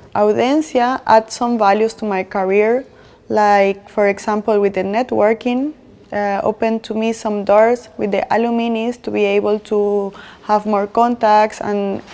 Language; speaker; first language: English; non-native, fluent; Spanish